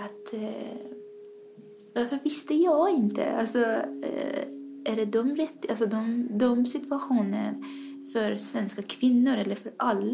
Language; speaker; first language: Swedish; non-native, fluent; Persian